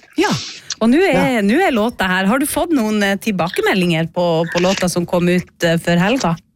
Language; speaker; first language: Norwegian; native; Norwegian